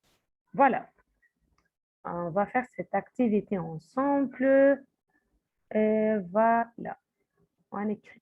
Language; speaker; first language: French; non-native, fluent; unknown